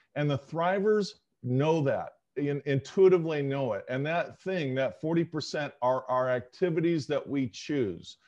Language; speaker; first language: English; native; English